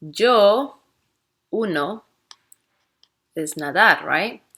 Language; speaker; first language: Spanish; non-native, fluent; English